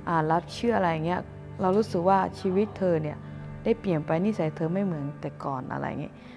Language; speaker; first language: Thai; non-native, local second language; Akha